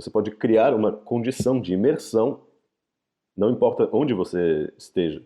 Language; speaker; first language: Portuguese; native; Portuguese